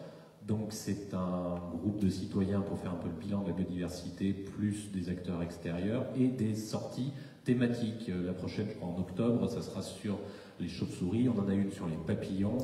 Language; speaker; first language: French; native; French